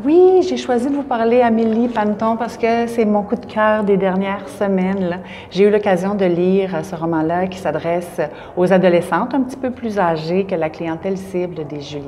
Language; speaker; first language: French; native; French